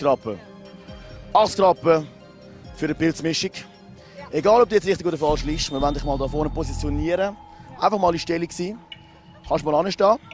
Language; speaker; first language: German; native; German